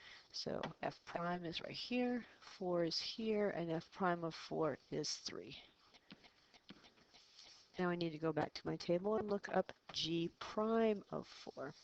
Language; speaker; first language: English; native; English